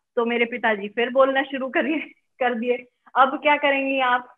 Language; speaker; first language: Hindi; native; Hindi